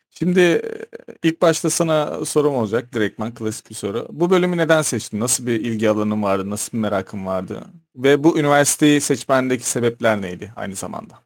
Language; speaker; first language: Turkish; native; Turkish